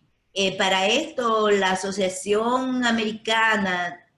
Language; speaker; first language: Spanish; native; Spanish